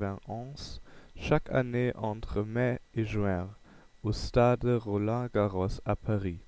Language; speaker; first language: French; non-native, learner; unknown